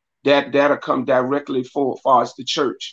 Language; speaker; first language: English; native; English